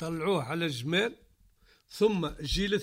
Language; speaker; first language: Arabic; native; Arabic